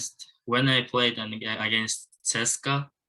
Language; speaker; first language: English; non-native, learner; Japanese